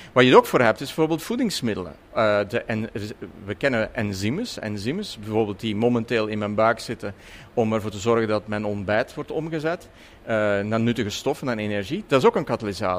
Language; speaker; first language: Dutch; native; Dutch